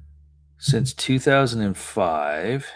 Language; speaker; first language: English; native; English